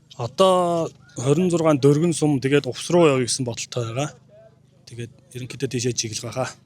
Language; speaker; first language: Mongolian; native; Mongolian